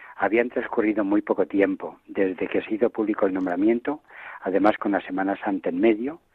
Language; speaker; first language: Spanish; native; Spanish